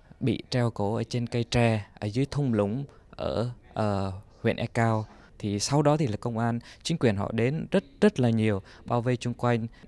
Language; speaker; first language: Vietnamese; non-native, local second language; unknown